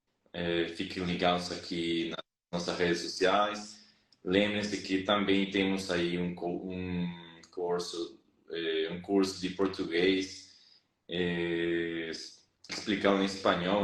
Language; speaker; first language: Portuguese; non-native, fluent; Spanish